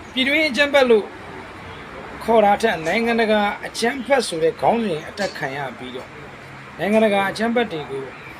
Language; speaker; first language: Burmese; native; Burmese